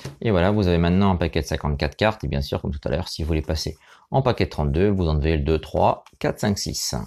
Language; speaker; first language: French; native; French